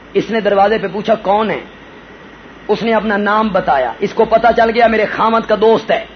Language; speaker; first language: Urdu; non-native, local second language; Punjabi